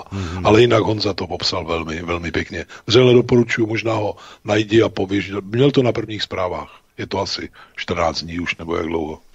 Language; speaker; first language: Czech; native; Czech